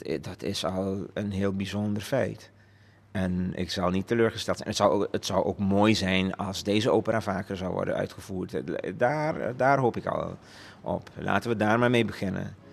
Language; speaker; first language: Dutch; non-native, local second language; Papiamento